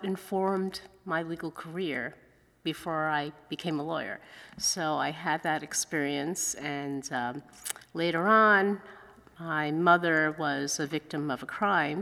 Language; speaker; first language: English; early bilingual, other home language; Cantonese